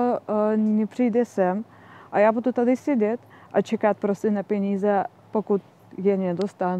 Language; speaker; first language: Czech; non-native, fluent; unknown